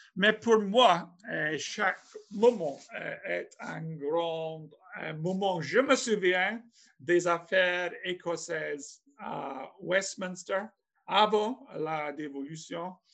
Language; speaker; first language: French; non-native, fluent; English